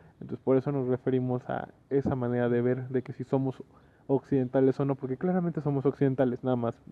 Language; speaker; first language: Spanish; native; Spanish